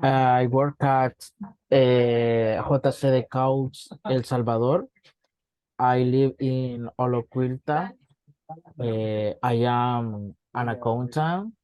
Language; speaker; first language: English; non-native, learner; Spanish